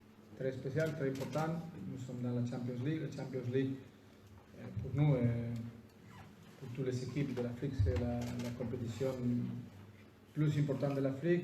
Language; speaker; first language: French; non-native, fluent; Spanish